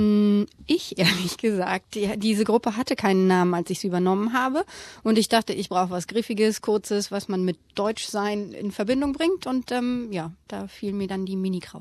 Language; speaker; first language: German; native; German